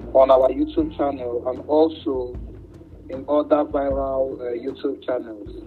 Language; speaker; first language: English; non-native, local second language; Igbo